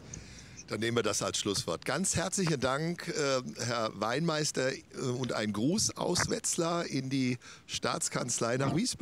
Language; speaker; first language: German; native; German